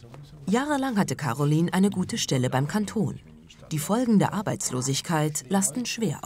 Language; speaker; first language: German; native; German